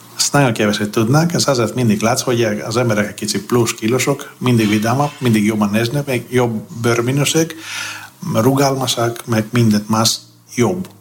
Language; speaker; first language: Hungarian; non-native, fluent; Greek